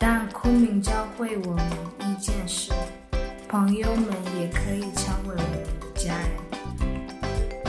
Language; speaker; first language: Chinese; non-native, fluent; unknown